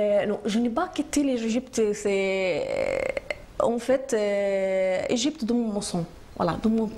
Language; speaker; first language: French; non-native, learner; Arabic